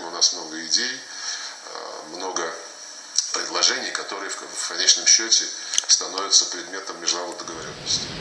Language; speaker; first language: Russian; native; Russian